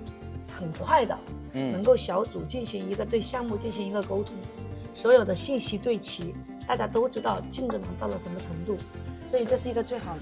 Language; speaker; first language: Chinese; native; Chinese